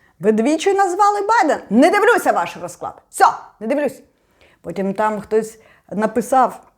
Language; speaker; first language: Ukrainian; non-native, local second language; Russian